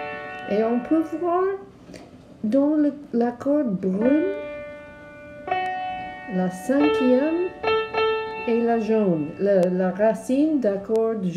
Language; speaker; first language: French; non-native, learner; English